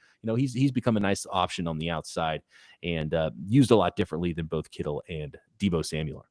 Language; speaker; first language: English; native; English